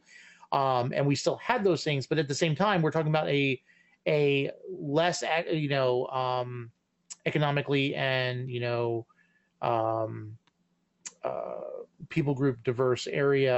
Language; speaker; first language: English; native; English